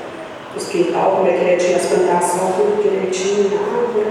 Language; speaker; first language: Portuguese; native; Portuguese